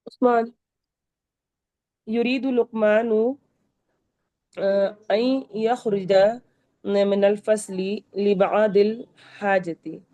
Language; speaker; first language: Arabic; non-native, learner; Urdu